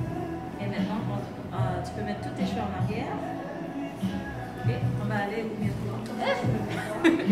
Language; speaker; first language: French; non-native, fluent; English